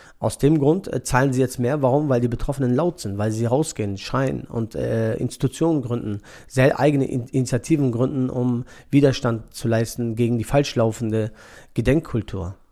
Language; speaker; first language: German; early bilingual, other home language; Turkish